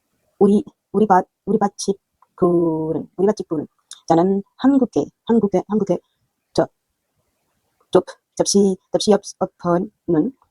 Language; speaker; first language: Korean; non-native, learner; French